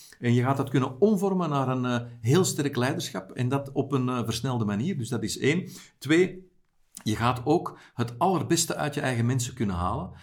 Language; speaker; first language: Dutch; native; Dutch